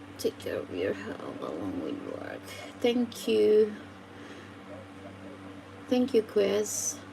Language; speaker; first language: English; non-native, fluent; Filipino